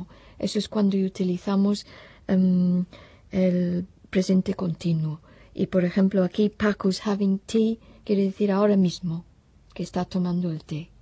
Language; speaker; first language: Spanish; non-native, fluent; English